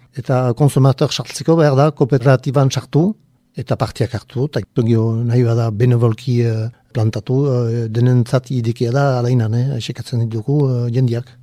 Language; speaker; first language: Basque; native; Basque